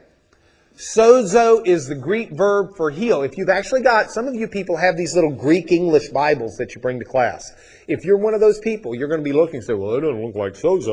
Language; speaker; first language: English; native; English